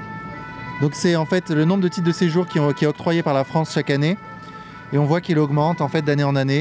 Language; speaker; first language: French; native; French